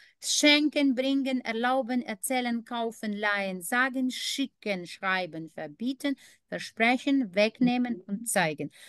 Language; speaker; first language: German; non-native, fluent; Ukrainian